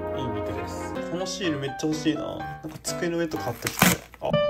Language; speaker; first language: Japanese; native; Japanese